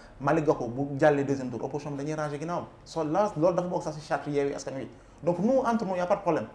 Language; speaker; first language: French; non-native, local second language; Wolof